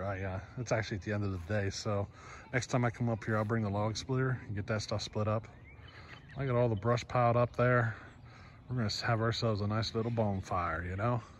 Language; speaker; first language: English; native; English